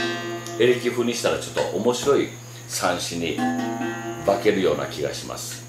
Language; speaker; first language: Japanese; native; Japanese